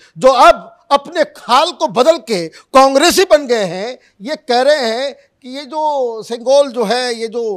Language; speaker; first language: Hindi; native; Hindi